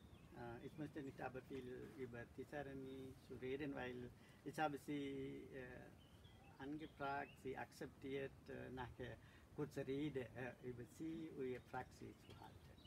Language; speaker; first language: German; non-native, learner; Sinhala